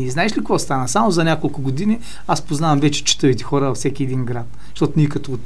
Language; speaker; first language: Bulgarian; native; Bulgarian